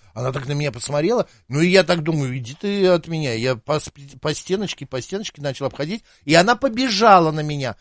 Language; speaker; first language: Russian; native; Russian